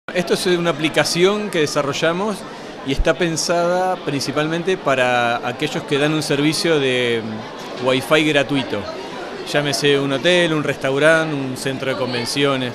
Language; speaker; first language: Spanish; native; Spanish